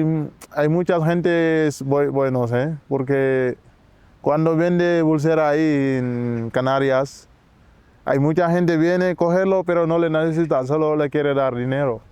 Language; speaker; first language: Spanish; non-native, learner; Wolof